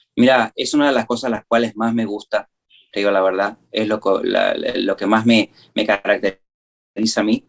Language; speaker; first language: Spanish; native; Spanish